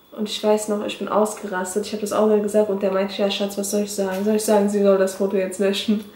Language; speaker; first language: German; early bilingual, other home language; Turkish